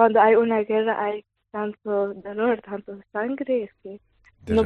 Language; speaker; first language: Spanish; non-native, fluent; Arabic